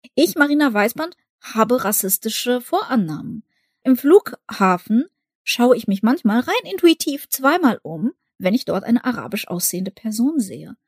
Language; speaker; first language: German; early bilingual, other home language; Russian